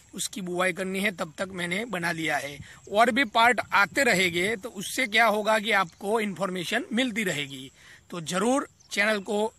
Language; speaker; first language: Hindi; non-native, local second language; Gujarati